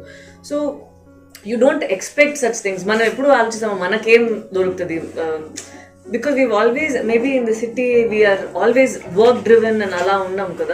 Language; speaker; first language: Telugu; non-native, fluent; Tamil